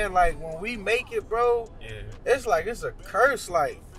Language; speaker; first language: English; early bilingual, other home language; Haitian Creole